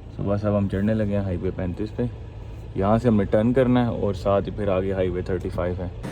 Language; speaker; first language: Urdu; non-native, local second language; Punjabi